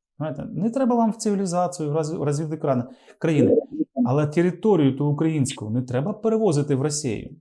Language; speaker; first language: Ukrainian; native; Ukrainian